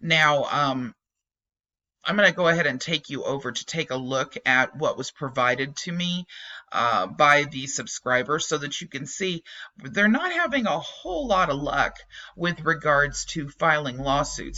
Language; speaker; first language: English; native; English